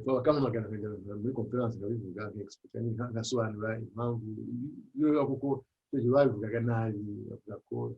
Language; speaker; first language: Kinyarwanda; early bilingual, heritage; Kinyarwanda